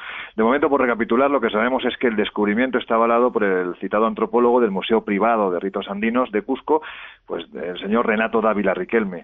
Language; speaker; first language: Spanish; native; Spanish